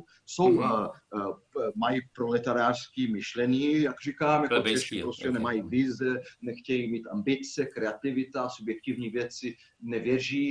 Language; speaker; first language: Czech; non-native, fluent; Portuguese